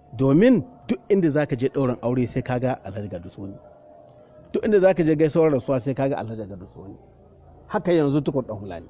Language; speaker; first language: Hausa; native; Hausa